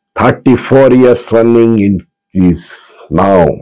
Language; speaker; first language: English; non-native, local second language; Kannada